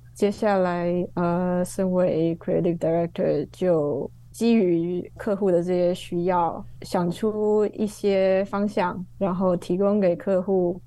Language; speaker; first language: Chinese; native; Chinese